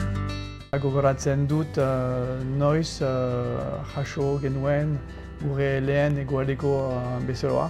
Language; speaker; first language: Basque; non-native, fluent; French